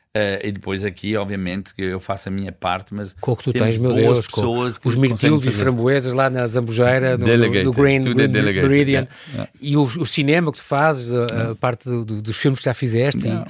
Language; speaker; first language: Portuguese; early bilingual, heritage; Portuguese